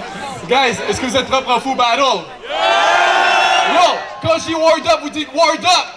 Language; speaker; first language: French; native; French